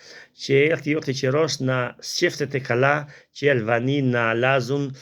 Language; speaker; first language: Greek; non-native, learner; Albanian